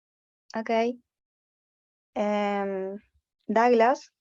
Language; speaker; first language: English; non-native, learner; Spanish